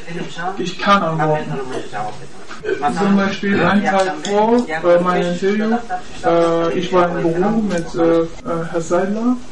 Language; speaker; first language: German; non-native, learner; Persian